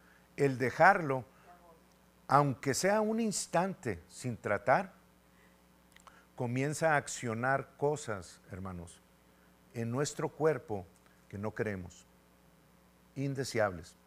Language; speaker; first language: Spanish; native; Spanish